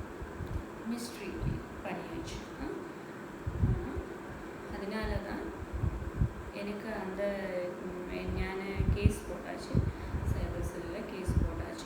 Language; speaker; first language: Tamil; non-native, learner; Malayalam